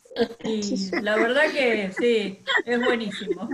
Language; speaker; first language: Spanish; native; Spanish